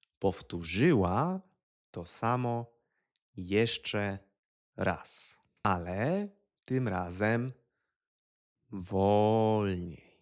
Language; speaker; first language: Polish; native; Polish